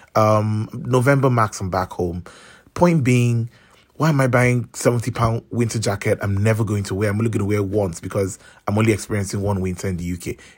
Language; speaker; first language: English; non-native, local second language; Yoruba